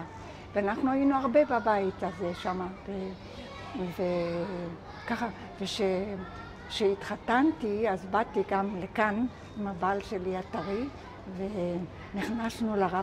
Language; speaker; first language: Hebrew; non-native, local second language; Ladino